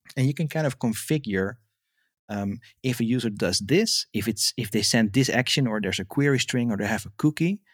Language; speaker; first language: English; non-native, fluent; Dutch